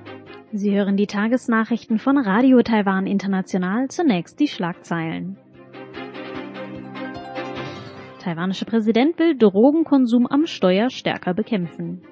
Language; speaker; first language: German; native; German